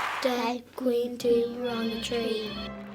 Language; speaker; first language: Irish; non-native, local second language; English